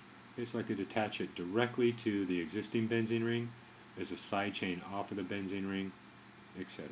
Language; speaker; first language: English; native; English